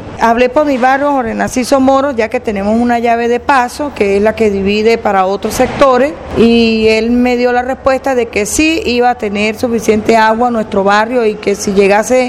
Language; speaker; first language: Spanish; native; Spanish